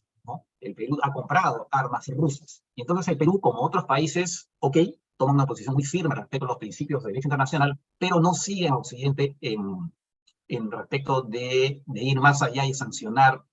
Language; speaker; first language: Spanish; native; Spanish